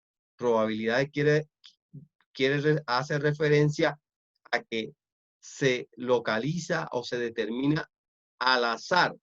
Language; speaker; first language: Spanish; native; Spanish